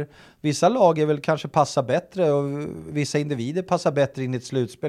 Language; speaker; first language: Swedish; native; Swedish